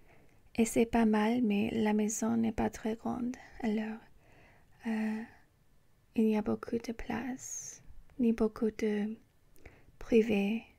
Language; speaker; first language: French; non-native, learner; English